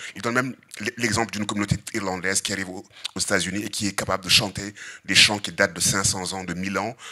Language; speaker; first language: French; non-native, local second language; Serer